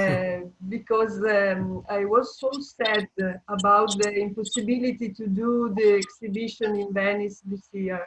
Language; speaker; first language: English; non-native, fluent; Italian